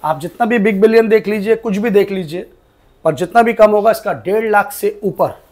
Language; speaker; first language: Hindi; non-native, local second language; Bangla